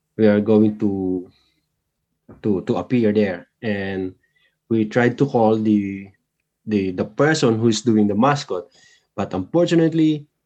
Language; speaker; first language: English; non-native, local second language; Filipino